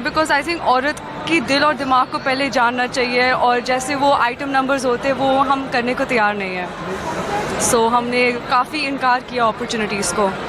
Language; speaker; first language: Hindi; early bilingual, heritage; Hindi